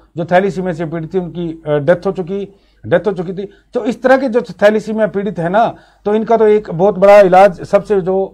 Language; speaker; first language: Hindi; native; Hindi